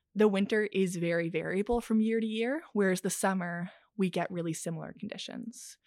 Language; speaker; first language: English; native; English